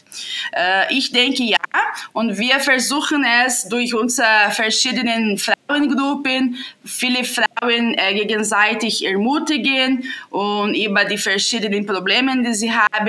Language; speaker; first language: German; non-native, fluent; Portuguese